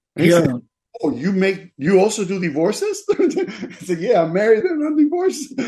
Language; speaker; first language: English; non-native, fluent; Spanish